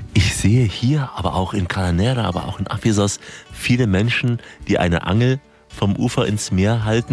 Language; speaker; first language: German; native; German